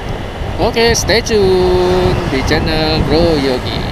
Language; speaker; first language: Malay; non-native, local second language; Javanese